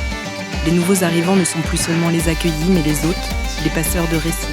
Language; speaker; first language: French; native; French